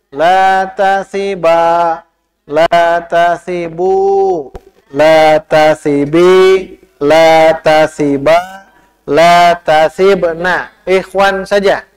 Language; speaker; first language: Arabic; non-native, fluent; Indonesian